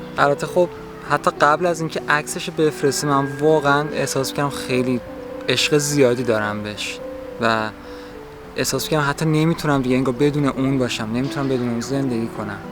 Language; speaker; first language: Persian; native; Persian